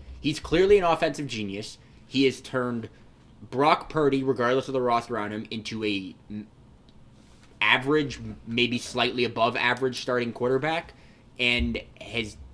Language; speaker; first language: English; native; English